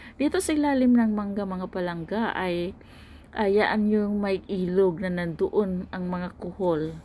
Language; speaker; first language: Filipino; non-native, local second language; Cebuano